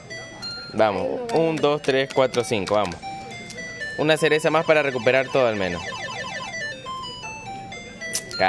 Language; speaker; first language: Spanish; native; Spanish